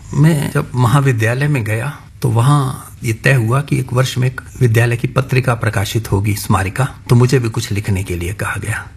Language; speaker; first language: Hindi; non-native, local second language; Punjabi